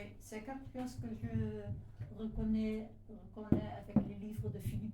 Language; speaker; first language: French; non-native, fluent; Dutch